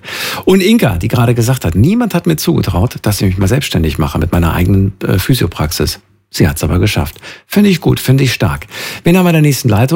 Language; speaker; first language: German; native; German